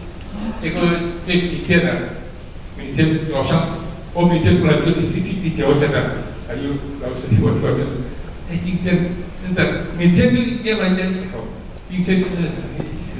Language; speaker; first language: Chinese; early bilingual, heritage; Chinese